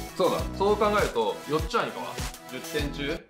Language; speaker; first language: Japanese; native; Japanese